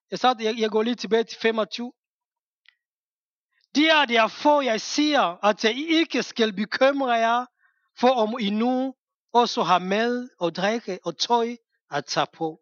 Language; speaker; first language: Danish; non-native, fluent; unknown